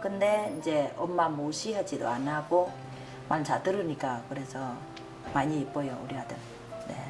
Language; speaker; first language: Korean; non-native, learner; Vietnamese